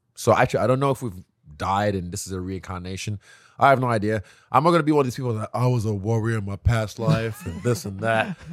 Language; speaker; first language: English; non-native, local second language; Yoruba